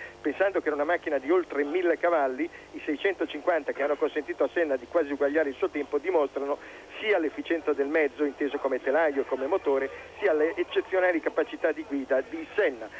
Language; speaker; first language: Italian; native; Italian